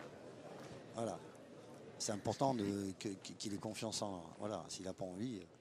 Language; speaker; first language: French; native; French